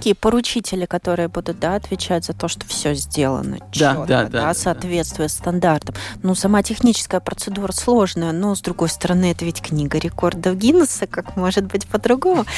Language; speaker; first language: Russian; native; Russian